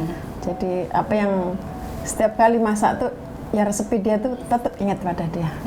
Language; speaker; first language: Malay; non-native, local second language; Javanese